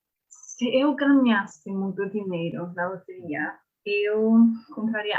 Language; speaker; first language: Portuguese; non-native, learner; English